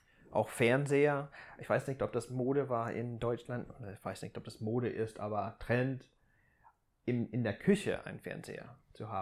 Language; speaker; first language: German; non-native, fluent; English